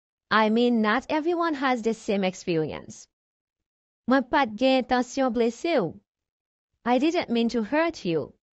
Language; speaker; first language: English; non-native, fluent; Haitian Creole